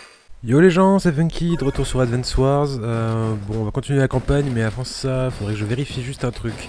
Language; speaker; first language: French; native; French